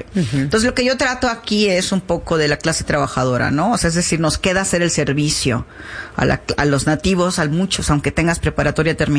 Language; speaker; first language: Spanish; native; Spanish